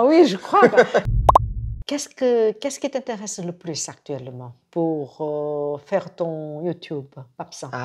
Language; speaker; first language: French; non-native, fluent; Korean